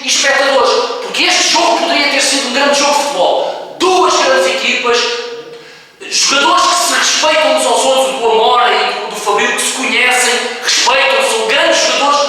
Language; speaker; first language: Portuguese; native; Portuguese